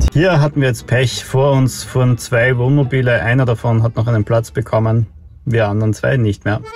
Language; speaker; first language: German; native; German